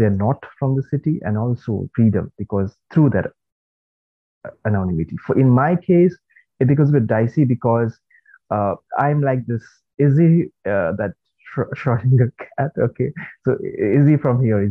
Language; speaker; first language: English; non-native, local second language; Nepali